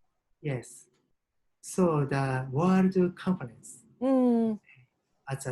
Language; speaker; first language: English; non-native, learner; Japanese